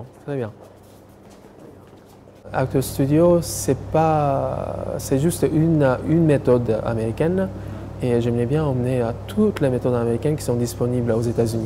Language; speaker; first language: French; non-native, fluent; English